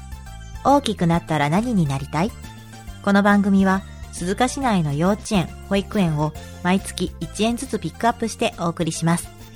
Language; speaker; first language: Japanese; native; Japanese